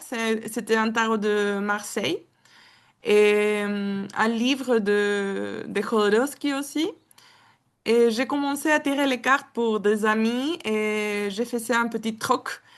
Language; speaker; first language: French; non-native, learner; Spanish